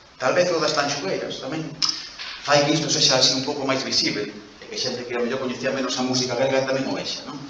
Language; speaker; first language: Galician; non-native, local second language; Spanish